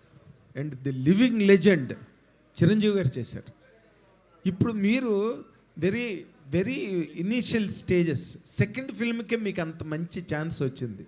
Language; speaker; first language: Telugu; native; Telugu